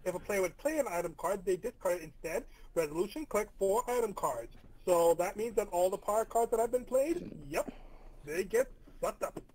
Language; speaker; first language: English; native; English